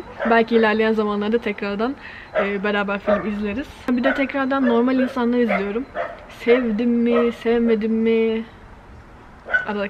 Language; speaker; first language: Turkish; native; Turkish